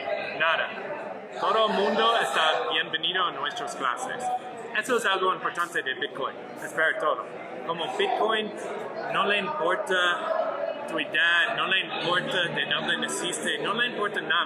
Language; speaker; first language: Spanish; non-native, learner; English